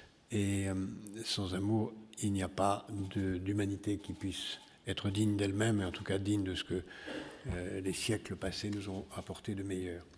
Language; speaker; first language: French; native; French